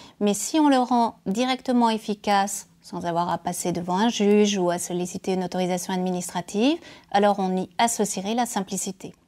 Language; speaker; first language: French; native; French